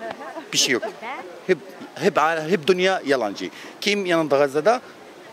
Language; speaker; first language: Turkish; non-native, learner; Arabic